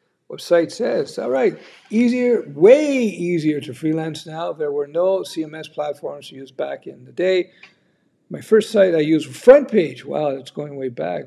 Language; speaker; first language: English; native; English